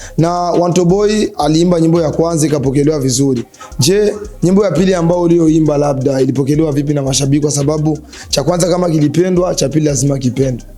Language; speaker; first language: Swahili; non-native, local second language; Rundi